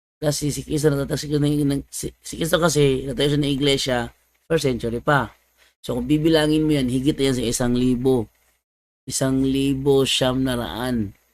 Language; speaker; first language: Filipino; non-native, local second language; Cebuano